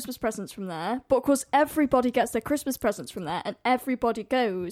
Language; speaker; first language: English; native; English